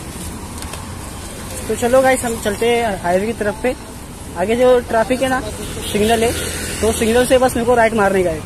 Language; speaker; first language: Hindi; native; Hindi